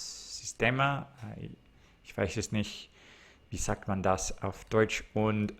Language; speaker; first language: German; non-native, learner; English